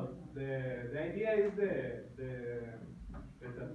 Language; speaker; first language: English; non-native, learner; Spanish